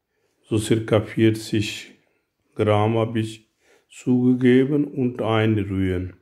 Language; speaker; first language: German; non-native, learner; Urdu